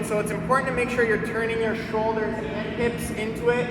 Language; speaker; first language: English; native; English